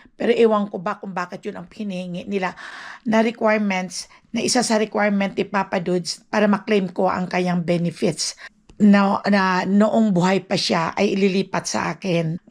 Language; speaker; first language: Filipino; native; Filipino